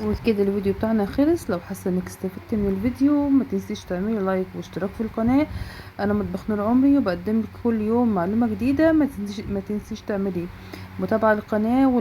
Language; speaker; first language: Arabic; native; Arabic